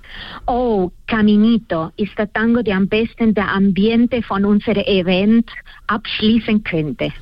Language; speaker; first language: German; non-native, fluent; Spanish